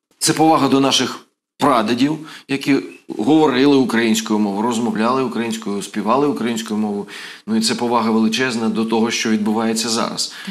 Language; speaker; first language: Ukrainian; non-native, local second language; Russian